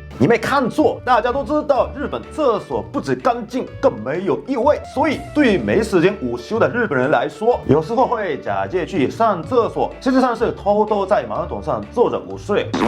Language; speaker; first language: Chinese; non-native, fluent; Japanese